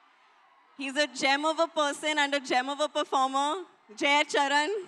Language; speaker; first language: Telugu; non-native, learner; Hindi